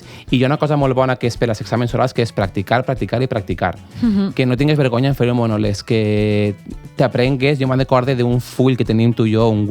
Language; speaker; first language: Catalan; native; Catalan